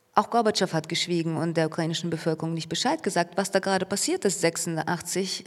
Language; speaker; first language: German; early bilingual, other home language; Russian